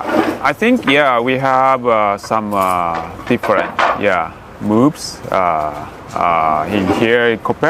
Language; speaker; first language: English; non-native, learner; Japanese